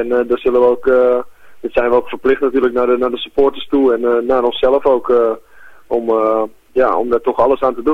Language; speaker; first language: Dutch; native; Dutch